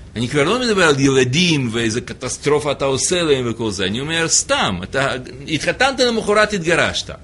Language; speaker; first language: Hebrew; non-native, fluent; English